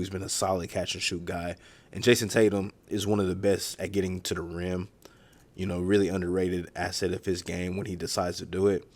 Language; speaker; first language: English; native; English